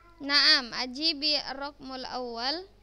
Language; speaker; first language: Arabic; non-native, fluent; Indonesian